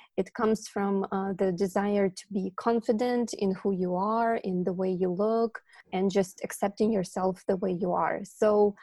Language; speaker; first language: English; non-native, fluent; Ukrainian